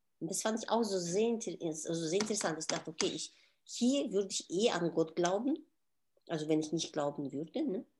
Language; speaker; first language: German; non-native, fluent; Russian